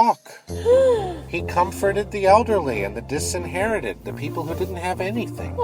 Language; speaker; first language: English; native; English